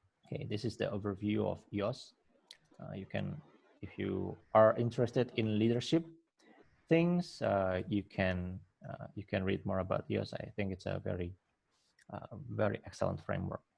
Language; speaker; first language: English; non-native, fluent; Indonesian